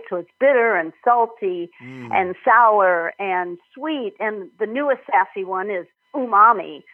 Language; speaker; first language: English; native; English